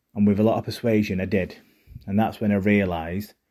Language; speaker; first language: English; native; English